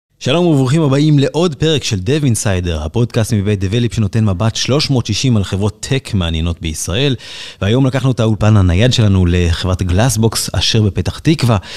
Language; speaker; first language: Hebrew; native; Hebrew